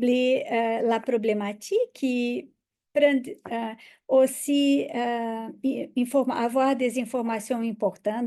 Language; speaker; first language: French; non-native, fluent; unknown